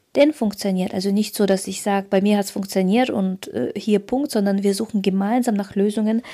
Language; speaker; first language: German; early bilingual, other home language; Russian